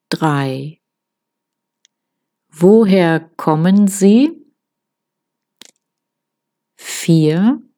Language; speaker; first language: German; non-native, fluent; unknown